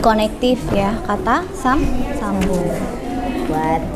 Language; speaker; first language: English; non-native, learner; Indonesian